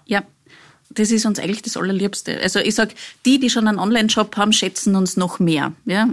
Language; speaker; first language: German; native; German